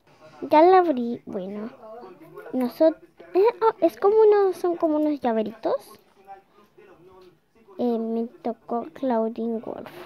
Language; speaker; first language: Spanish; native; Spanish